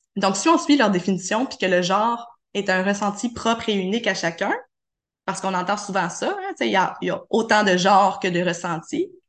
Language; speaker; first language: French; native; French